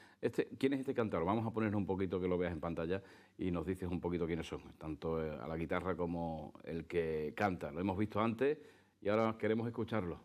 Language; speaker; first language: Spanish; native; Spanish